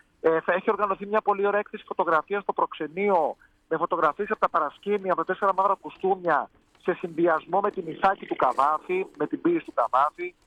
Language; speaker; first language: Greek; native; Greek